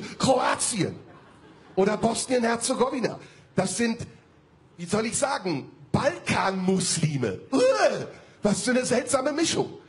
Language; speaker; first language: German; early bilingual, other home language; Turkish